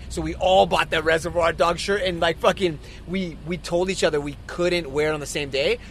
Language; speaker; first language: English; native; English